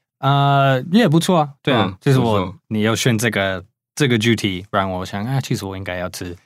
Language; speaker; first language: Chinese; non-native, fluent; English